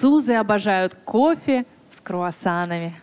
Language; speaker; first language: Russian; native; Russian